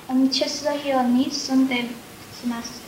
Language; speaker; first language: Japanese; non-native, learner; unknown